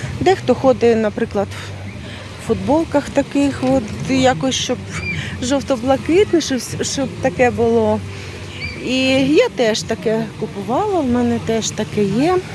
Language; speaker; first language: Ukrainian; non-native, local second language; Russian